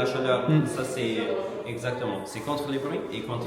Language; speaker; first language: French; non-native, learner; Italian